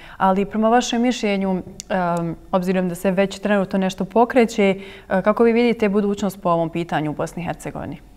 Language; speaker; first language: Croatian; native; Croatian